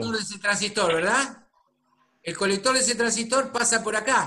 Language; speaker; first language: Spanish; native; Spanish